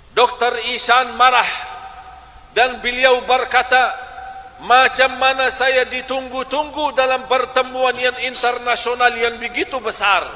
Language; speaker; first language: Malay; non-native, fluent; Arabic